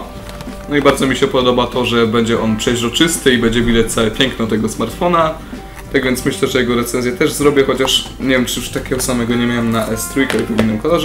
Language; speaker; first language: Polish; native; Polish